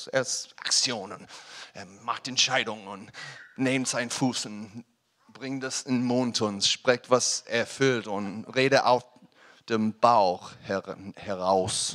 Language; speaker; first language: German; non-native, learner; English